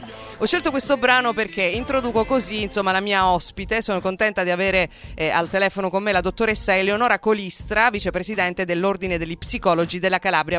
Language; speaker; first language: Italian; native; Italian